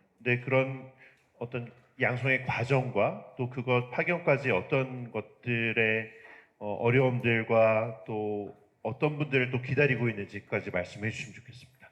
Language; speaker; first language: Korean; native; Korean